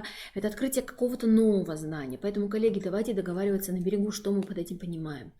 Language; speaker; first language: Russian; native; Russian